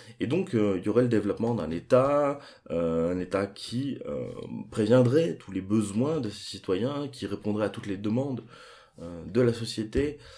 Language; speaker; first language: French; native; French